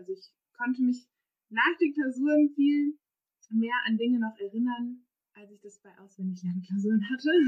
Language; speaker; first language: German; native; German